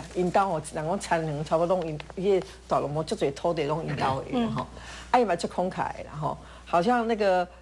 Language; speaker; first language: Chinese; native; Chinese